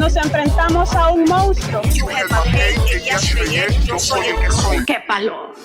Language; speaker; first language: Spanish; native; Spanish